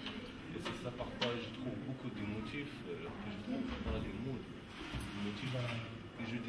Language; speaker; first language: French; non-native, local second language; Arabic